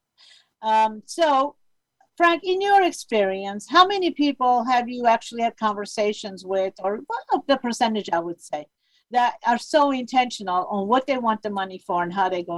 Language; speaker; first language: English; non-native, fluent; Armenian